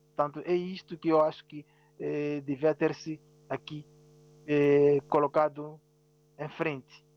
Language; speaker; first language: Portuguese; non-native, local second language; Tsonga